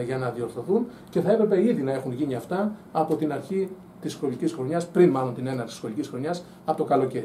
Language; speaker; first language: Greek; native; Greek